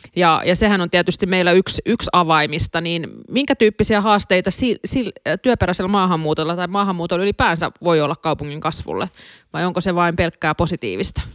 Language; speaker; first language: Finnish; native; Finnish